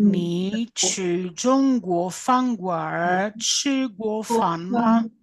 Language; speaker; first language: Chinese; non-native, learner; Greek